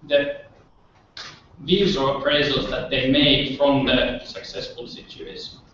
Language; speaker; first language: English; non-native, fluent; Finnish